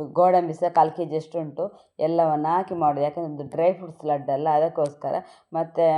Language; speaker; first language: Kannada; non-native, local second language; Tulu